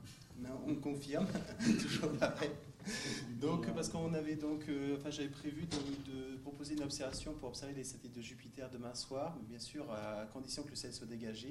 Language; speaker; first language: French; native; French